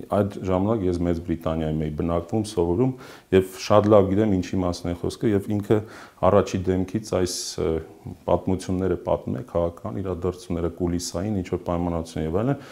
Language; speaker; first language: Armenian; native; Armenian